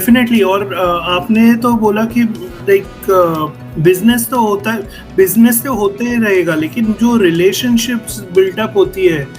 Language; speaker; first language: Hindi; native; Hindi